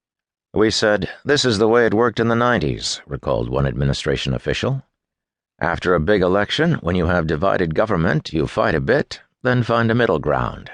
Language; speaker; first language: English; native; English